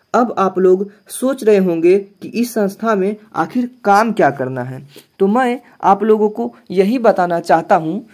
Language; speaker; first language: Hindi; native; Hindi